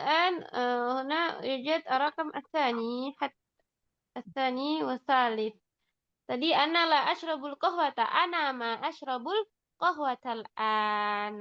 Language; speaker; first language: Arabic; non-native, fluent; Indonesian